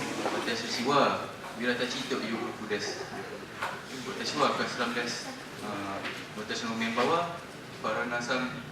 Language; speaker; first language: Japanese; non-native, learner; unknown